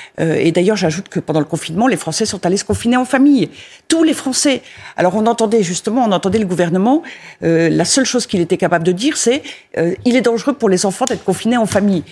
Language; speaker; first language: French; native; French